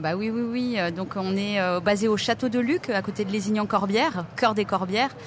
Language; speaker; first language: French; native; French